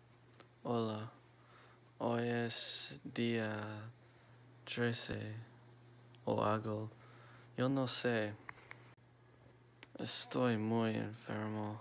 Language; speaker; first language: Spanish; non-native, learner; English